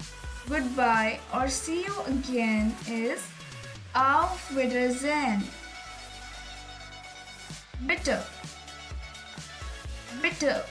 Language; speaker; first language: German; non-native, learner; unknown